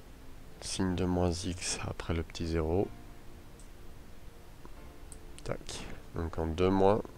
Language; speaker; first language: French; native; French